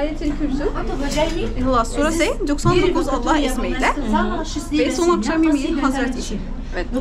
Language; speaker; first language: Turkish; non-native, learner; Arabic